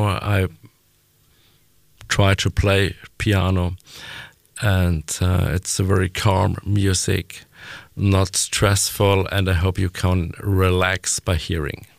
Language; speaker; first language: English; non-native, learner; German